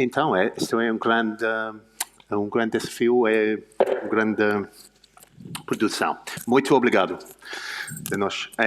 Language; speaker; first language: Portuguese; non-native, learner; English